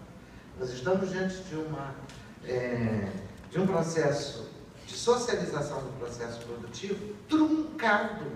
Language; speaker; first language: Portuguese; native; Portuguese